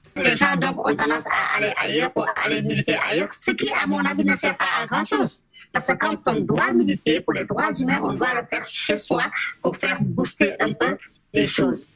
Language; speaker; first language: French; non-native, local second language; Wolof